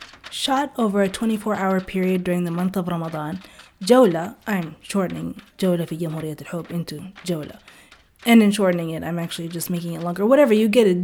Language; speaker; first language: English; early bilingual, other home language; Arabic